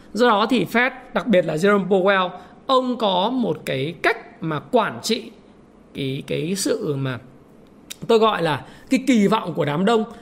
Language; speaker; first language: Vietnamese; native; Vietnamese